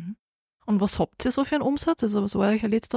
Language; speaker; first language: German; native; German